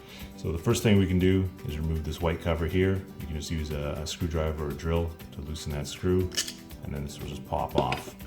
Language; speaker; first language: English; native; English